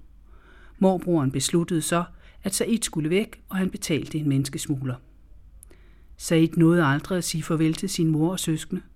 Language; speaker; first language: Danish; native; Danish